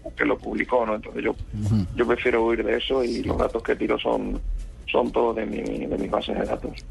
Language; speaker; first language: Spanish; native; Spanish